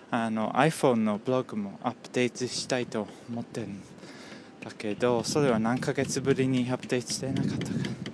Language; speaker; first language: Japanese; non-native, learner; English